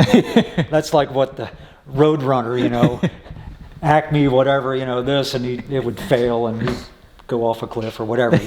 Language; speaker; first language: English; native; English